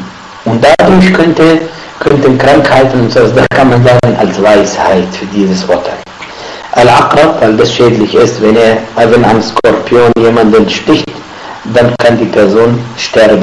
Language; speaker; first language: German; non-native, fluent; Arabic